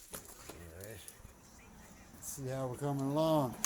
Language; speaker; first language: English; native; English